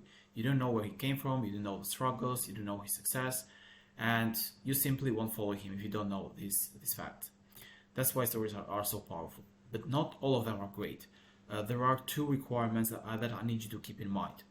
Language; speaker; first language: English; non-native, fluent; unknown